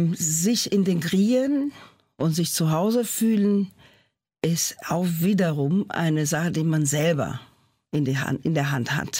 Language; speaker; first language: German; non-native, fluent; Portuguese